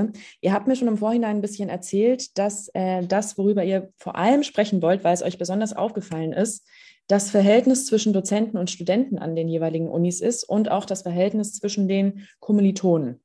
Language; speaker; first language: German; native; German